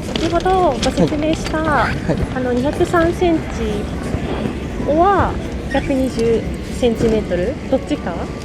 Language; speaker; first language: Japanese; native; Japanese